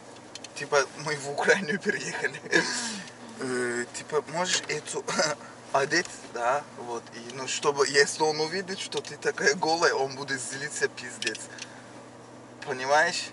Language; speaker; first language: Russian; non-native, learner; Turkish